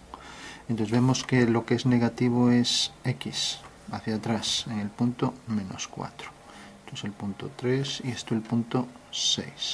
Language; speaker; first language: Spanish; native; Spanish